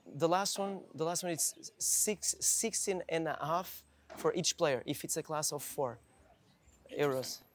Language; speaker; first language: English; non-native, fluent; Portuguese